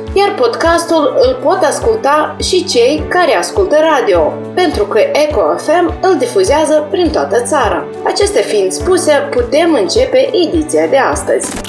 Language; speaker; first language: Romanian; native; Romanian